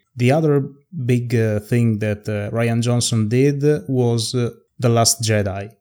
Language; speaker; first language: English; non-native, fluent; Italian